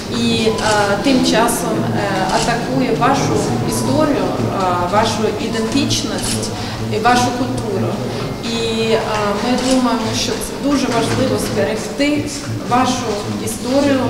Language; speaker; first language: Ukrainian; non-native, learner; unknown